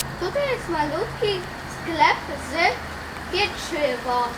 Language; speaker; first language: Polish; early bilingual, other home language; Russian